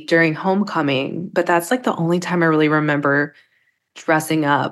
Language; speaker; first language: English; native; English